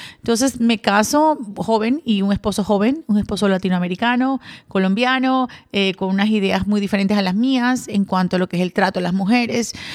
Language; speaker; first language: Spanish; early bilingual, other home language; English